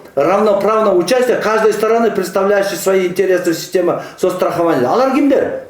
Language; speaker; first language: Russian; non-native, local second language; Kyrgyz